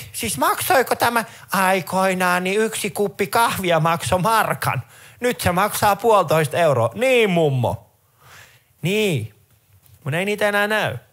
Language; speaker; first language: Finnish; early bilingual, other home language; Persian